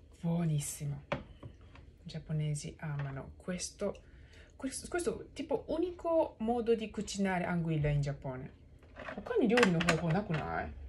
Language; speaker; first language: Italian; non-native, learner; Japanese